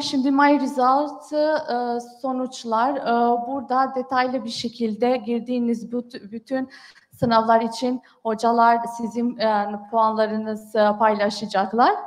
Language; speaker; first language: Turkish; non-native, fluent; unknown